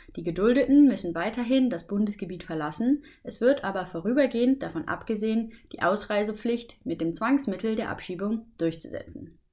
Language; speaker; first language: German; native; German